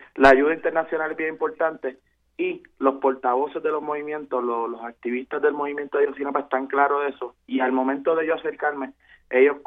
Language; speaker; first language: Spanish; native; Spanish